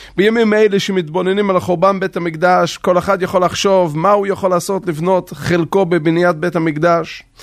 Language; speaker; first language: Hebrew; non-native, local second language; Yiddish